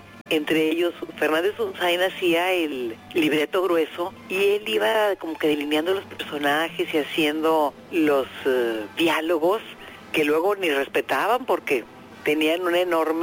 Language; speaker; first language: Spanish; native; Spanish